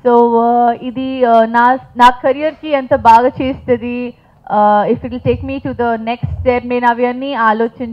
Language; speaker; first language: Telugu; non-native, fluent; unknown